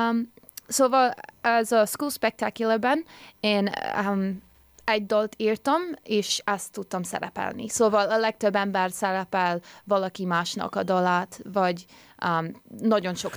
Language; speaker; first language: Hungarian; early bilingual, heritage; English